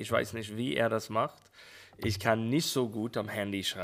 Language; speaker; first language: German; non-native, fluent; English